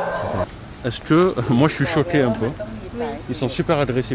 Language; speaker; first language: French; native; French